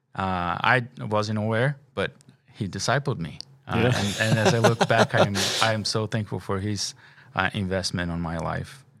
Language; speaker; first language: English; non-native, fluent; Portuguese